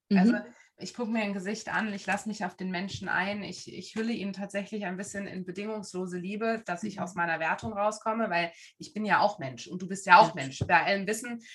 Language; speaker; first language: German; native; German